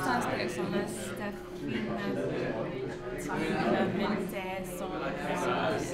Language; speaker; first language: Spanish; non-native, learner; English